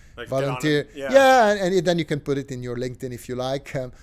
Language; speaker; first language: English; non-native, fluent; Hebrew